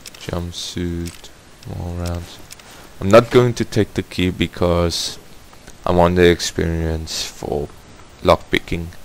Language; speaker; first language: English; non-native, fluent; Afrikaans